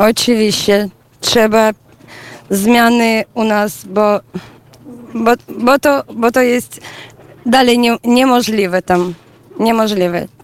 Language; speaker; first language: Polish; non-native, learner; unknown